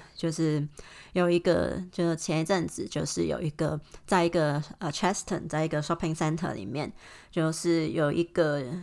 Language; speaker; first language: Chinese; non-native, fluent; Cantonese